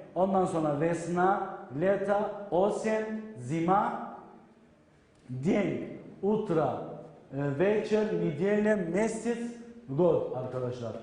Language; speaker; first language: Russian; non-native, learner; Turkish